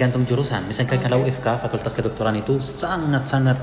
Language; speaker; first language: Indonesian; non-native, fluent; Arabic